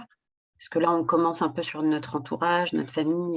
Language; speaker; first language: French; native; French